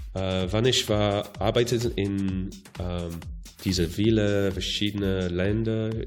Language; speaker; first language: German; non-native, learner; English